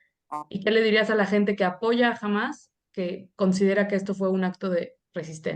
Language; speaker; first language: Spanish; native; Spanish